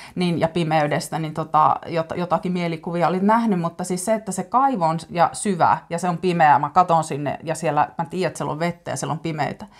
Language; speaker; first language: Finnish; native; Finnish